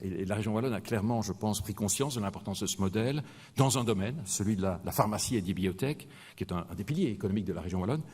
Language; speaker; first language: French; native; French